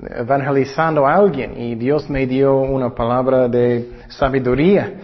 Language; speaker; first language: Spanish; non-native, fluent; English